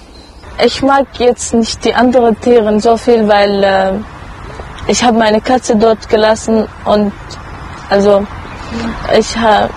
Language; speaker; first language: German; non-native, learner; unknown